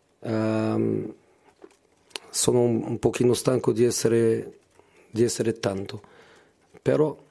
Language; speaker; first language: Italian; non-native, fluent; Portuguese